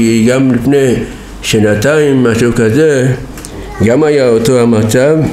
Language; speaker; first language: Hebrew; non-native, fluent; Persian